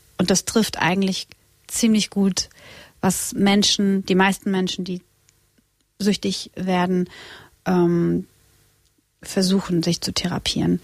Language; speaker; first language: German; early bilingual, other home language; Croatian